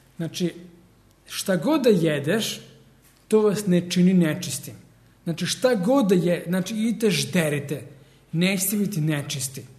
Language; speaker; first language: Serbian; early bilingual, heritage; Serbian